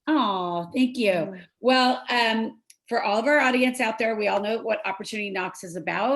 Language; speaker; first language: English; native; English